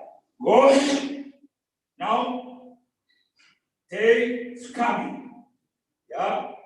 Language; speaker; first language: English; non-native, learner; Spanish